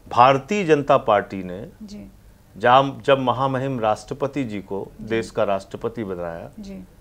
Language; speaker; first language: Hindi; native; Hindi